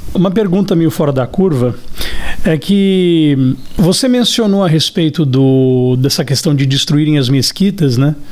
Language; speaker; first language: Portuguese; native; Portuguese